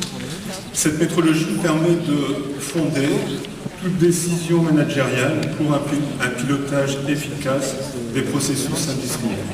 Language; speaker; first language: French; native; French